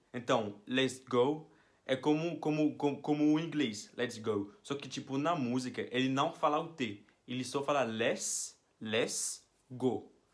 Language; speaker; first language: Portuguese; non-native, fluent; French